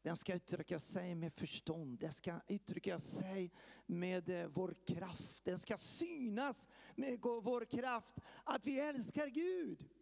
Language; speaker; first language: Swedish; early bilingual, heritage; Swedish